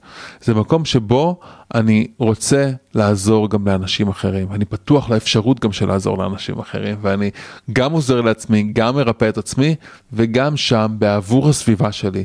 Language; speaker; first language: Hebrew; native; Hebrew